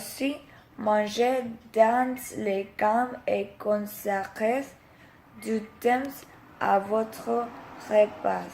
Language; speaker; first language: French; non-native, learner; Spanish